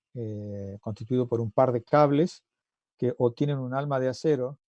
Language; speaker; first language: Spanish; native; Spanish